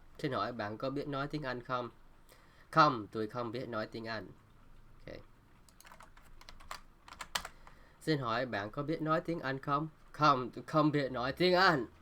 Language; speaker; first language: Vietnamese; non-native, learner; English